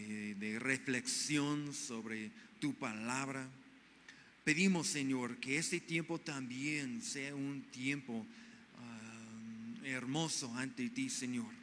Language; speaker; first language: Spanish; non-native, fluent; English